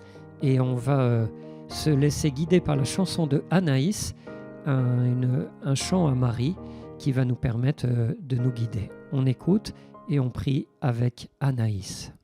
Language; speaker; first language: French; native; French